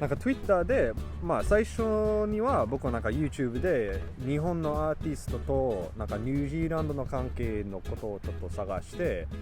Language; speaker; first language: Japanese; early bilingual, other home language; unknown